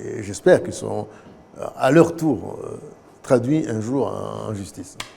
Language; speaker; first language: French; non-native, local second language; Kinyarwanda